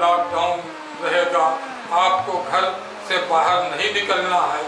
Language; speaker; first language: Hindi; native; Hindi